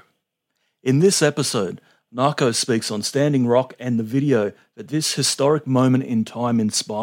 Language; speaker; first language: English; native; English